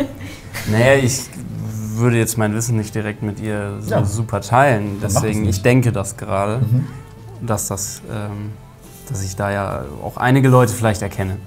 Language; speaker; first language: German; native; German